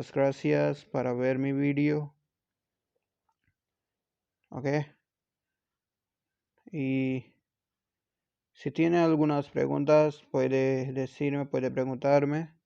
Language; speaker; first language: Spanish; non-native, learner; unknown